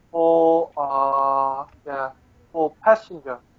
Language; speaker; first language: English; non-native, learner; Korean